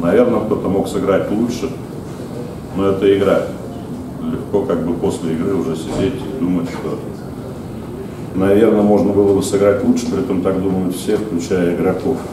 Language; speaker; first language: Russian; native; Russian